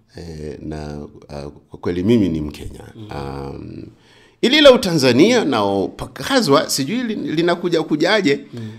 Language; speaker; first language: Swahili; native; Swahili